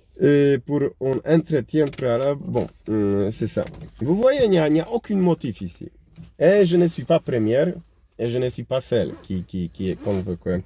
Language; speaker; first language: French; non-native, learner; Polish